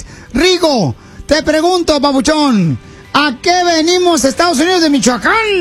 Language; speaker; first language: Spanish; native; Spanish